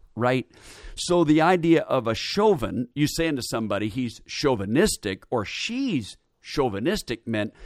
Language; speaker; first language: English; native; English